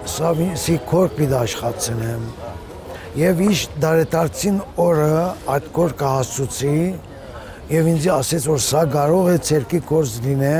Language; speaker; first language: Armenian; early bilingual, heritage; Armenian